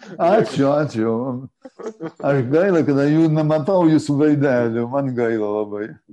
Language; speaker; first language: Lithuanian; early bilingual, heritage; Lithuanian